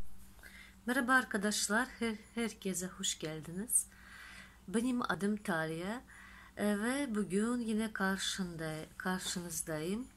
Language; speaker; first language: Turkish; non-native, fluent; Russian